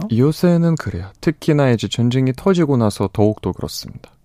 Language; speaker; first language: Korean; non-native, fluent; Russian